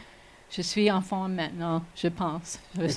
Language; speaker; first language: French; non-native, learner; English